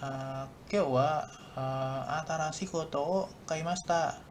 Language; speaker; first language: Japanese; non-native, fluent; Indonesian